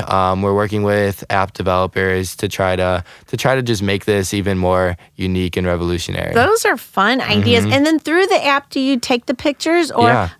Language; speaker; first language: English; native; English